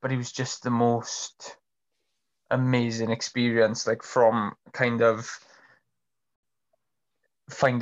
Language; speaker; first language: English; native; English